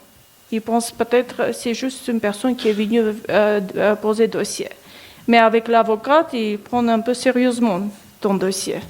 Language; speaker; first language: French; non-native, learner; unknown